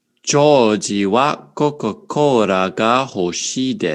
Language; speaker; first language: Japanese; non-native, learner; English